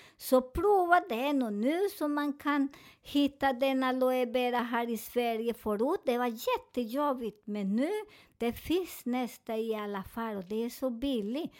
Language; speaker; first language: Swedish; non-native, fluent; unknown